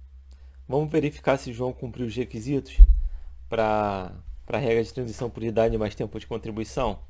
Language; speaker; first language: Portuguese; native; Portuguese